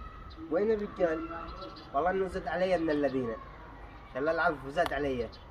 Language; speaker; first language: Arabic; native; Arabic